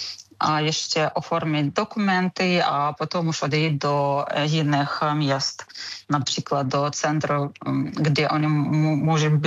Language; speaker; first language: Czech; non-native, learner; Ukrainian